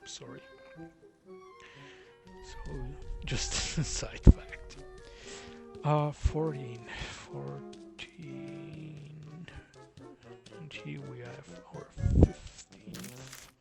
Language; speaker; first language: English; non-native, fluent; German